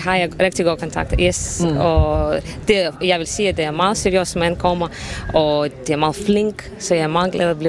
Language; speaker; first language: Danish; non-native, learner; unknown